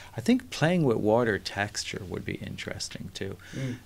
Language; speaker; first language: English; native; English